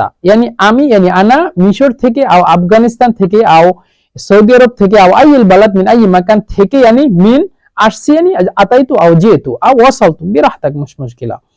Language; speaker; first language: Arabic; non-native, fluent; Bangla